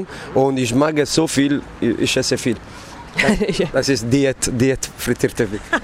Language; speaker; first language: German; non-native, fluent; Italian